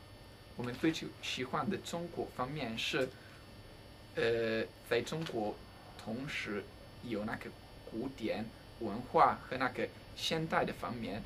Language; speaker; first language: Chinese; non-native, fluent; Italian